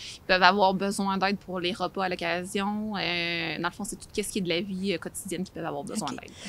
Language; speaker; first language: French; native; French